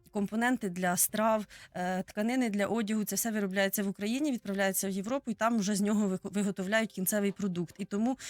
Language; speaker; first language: Ukrainian; native; Ukrainian